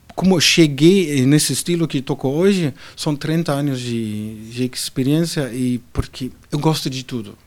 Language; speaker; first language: Portuguese; non-native, fluent; German